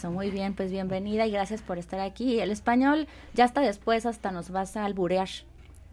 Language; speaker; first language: Spanish; native; Spanish